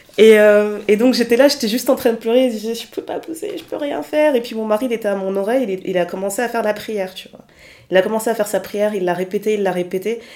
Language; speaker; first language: French; early bilingual, other home language; Lingala